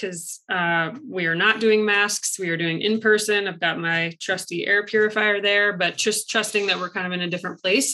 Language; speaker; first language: English; native; English